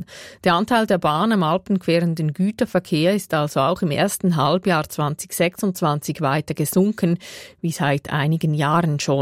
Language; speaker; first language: German; native; German